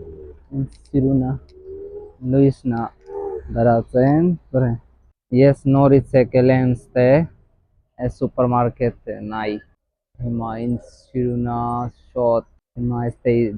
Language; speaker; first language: Armenian; non-native, learner; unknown